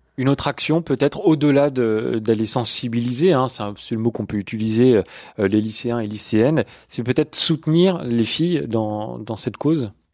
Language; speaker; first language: French; native; French